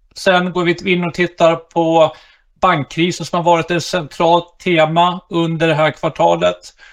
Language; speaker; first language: Swedish; native; Swedish